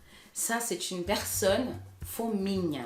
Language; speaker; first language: French; non-native, fluent; Portuguese